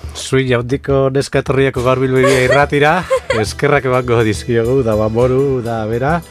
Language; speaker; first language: Basque; native; Basque